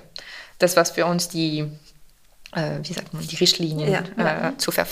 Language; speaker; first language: German; non-native, fluent; French